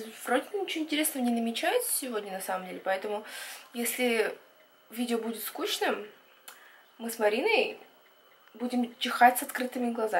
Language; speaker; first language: Russian; native; Russian